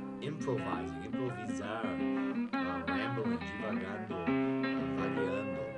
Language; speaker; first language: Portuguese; non-native, fluent; English